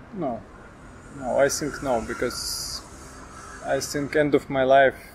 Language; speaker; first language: English; non-native, learner; Ukrainian